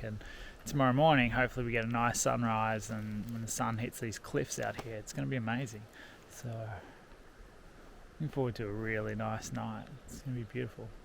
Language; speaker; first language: English; native; English